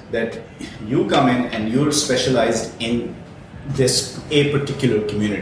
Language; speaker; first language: English; non-native, local second language; Urdu